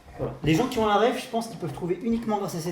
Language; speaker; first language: French; native; French